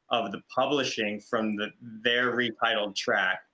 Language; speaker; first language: English; native; English